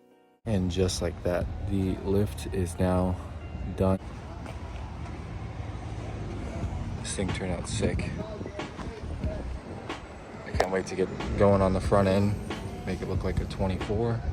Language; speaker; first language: English; native; English